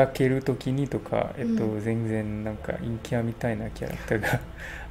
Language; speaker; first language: Japanese; non-native, learner; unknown